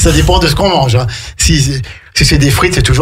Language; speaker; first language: French; native; French